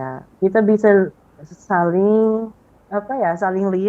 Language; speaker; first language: Indonesian; non-native, fluent; Filipino